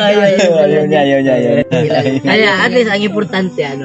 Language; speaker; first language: Filipino; non-native, local second language; Cebuano